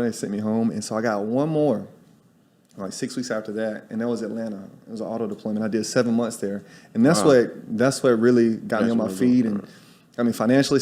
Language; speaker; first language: English; native; English